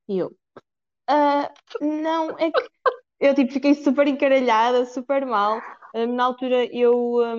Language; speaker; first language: Portuguese; native; Portuguese